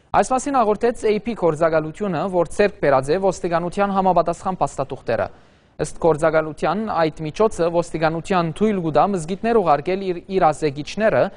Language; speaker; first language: Armenian; early bilingual, heritage; Armenian